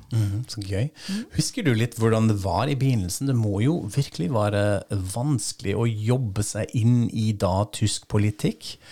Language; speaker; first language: Norwegian; non-native, fluent; German